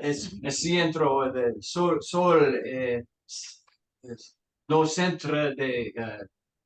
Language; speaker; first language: Spanish; non-native, learner; English